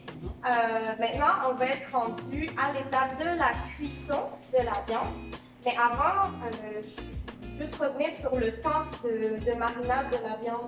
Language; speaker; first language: French; native; French